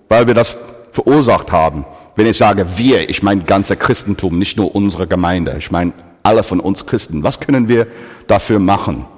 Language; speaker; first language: German; non-native, fluent; English